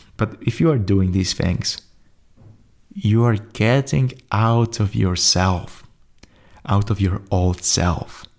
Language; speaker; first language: English; non-native, fluent; Polish